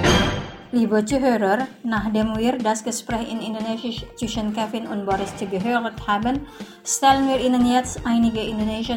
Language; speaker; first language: German; non-native, fluent; Indonesian